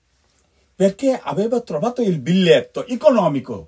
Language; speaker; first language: Italian; non-native, fluent; Bangla